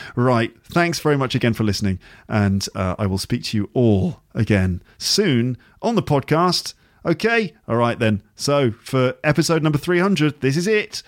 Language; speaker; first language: English; native; English